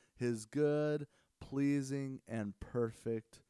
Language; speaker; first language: English; native; English